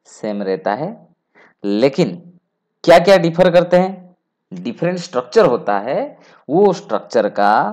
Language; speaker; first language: Hindi; non-native, local second language; Bangla